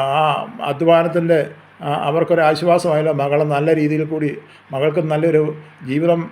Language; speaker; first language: Malayalam; native; Malayalam